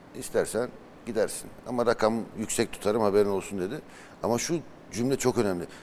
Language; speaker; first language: Turkish; early bilingual, heritage; Turkish